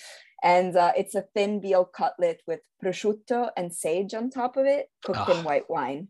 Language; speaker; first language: English; early bilingual, heritage; Italian